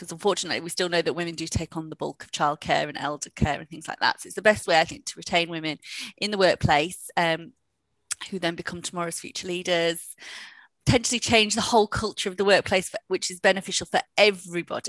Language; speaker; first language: English; native; English